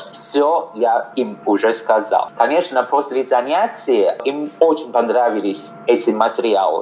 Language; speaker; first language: Russian; non-native, fluent; Chinese